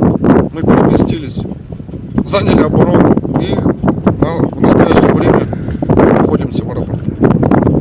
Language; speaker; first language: Russian; native; Russian